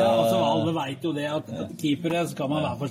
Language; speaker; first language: Norwegian; native; Norwegian